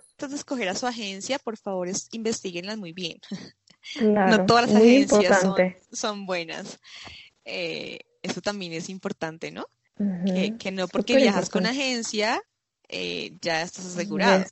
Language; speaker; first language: Spanish; native; Spanish